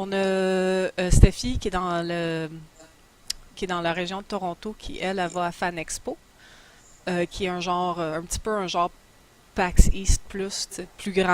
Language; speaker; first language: French; native; French